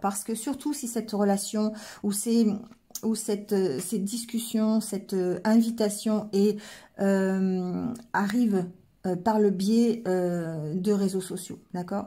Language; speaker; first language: French; native; French